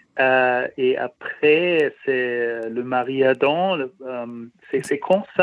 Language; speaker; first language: French; non-native, learner; German